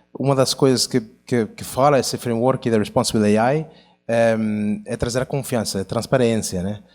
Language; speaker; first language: Portuguese; non-native, fluent; Catalan